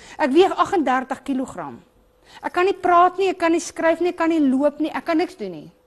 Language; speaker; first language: Afrikaans; non-native, local second language; English